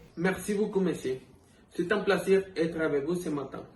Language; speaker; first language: French; non-native, fluent; Spanish